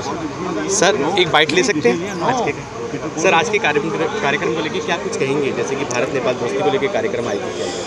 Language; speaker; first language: Hindi; native; Hindi